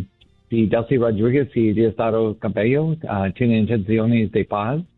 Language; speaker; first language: Spanish; non-native, learner; English